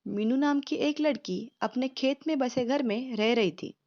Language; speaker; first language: Hindi; non-native, local second language; Marathi